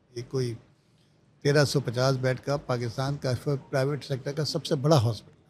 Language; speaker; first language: Urdu; native; Urdu